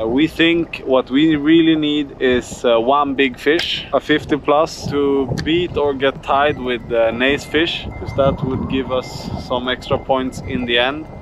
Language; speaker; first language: English; non-native, fluent; Swedish